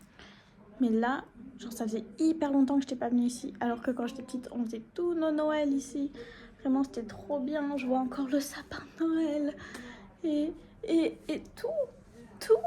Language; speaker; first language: French; native; French